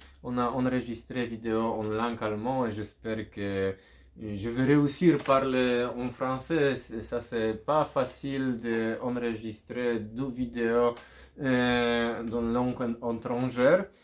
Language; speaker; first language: French; non-native, learner; Polish